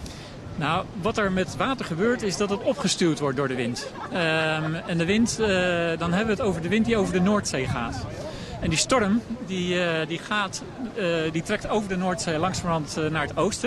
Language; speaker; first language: Dutch; native; Dutch